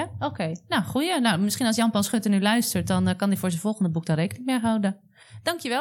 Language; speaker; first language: Dutch; native; Dutch